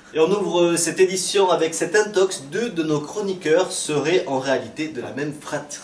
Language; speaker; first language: French; native; French